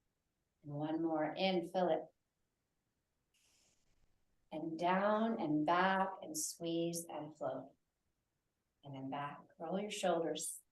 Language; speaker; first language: English; native; English